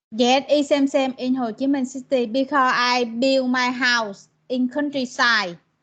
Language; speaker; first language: English; non-native, learner; Vietnamese